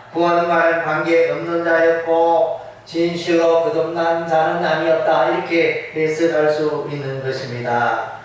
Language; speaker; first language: Korean; native; Korean